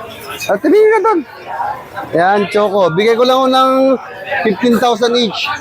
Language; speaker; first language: Filipino; native; Filipino